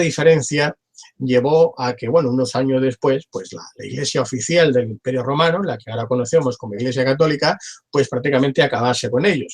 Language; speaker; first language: Spanish; native; Spanish